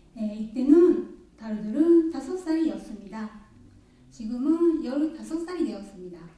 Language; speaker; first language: Korean; non-native, learner; Japanese